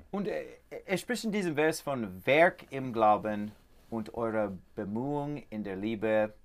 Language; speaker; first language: German; non-native, learner; English